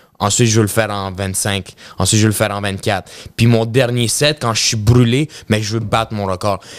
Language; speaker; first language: French; early bilingual, other home language; Russian